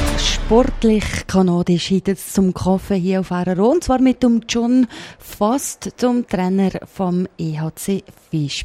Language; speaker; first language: German; native; German